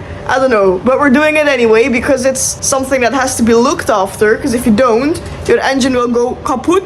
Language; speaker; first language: English; non-native, fluent; Dutch